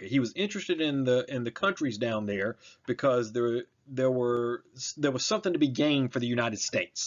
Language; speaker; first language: English; native; English